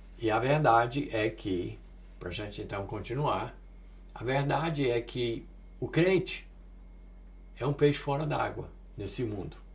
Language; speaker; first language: Portuguese; early bilingual, other home language; English